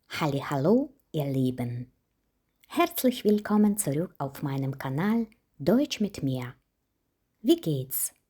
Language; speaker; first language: German; non-native, fluent; Ukrainian